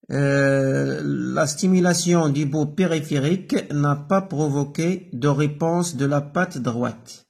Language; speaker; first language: French; non-native, local second language; Arabic